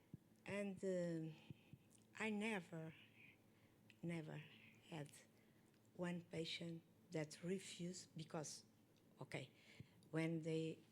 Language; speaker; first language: English; non-native, learner; Portuguese